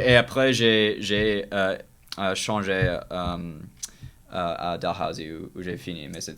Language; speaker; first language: French; non-native, learner; English